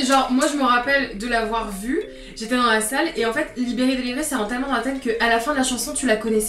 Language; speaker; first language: French; native; French